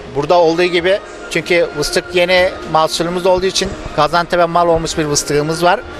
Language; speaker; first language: Turkish; native; Turkish